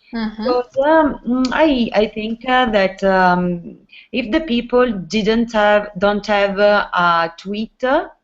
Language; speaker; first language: English; non-native, learner; Italian